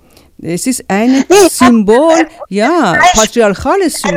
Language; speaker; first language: German; non-native, learner; Persian